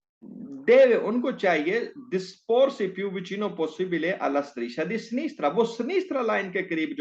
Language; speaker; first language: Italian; non-native, fluent; Urdu